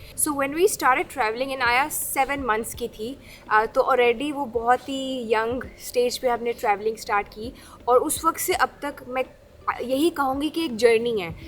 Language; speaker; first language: Urdu; early bilingual, heritage; Urdu